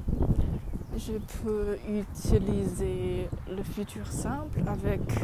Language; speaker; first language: French; non-native, learner; English